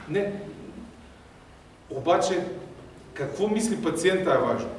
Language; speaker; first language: Bulgarian; native; Bulgarian